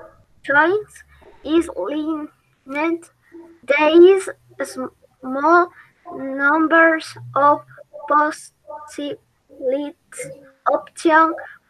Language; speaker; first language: English; non-native, learner; Spanish